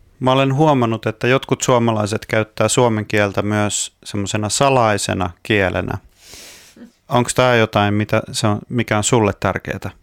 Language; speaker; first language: Finnish; native; Finnish